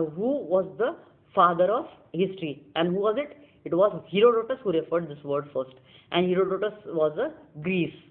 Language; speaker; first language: English; non-native, local second language; Marathi